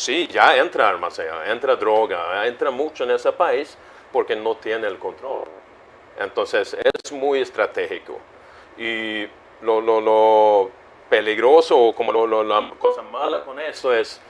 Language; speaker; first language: Spanish; non-native, fluent; Swedish